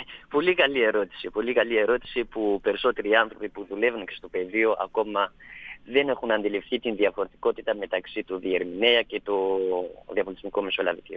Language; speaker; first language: Greek; non-native, fluent; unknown